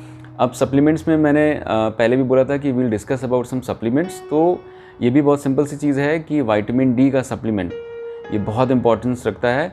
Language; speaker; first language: Hindi; native; Hindi